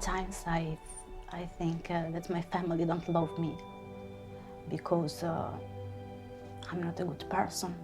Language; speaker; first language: English; non-native, learner; Spanish